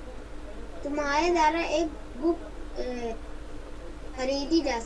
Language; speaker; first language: Hindi; native; Hindi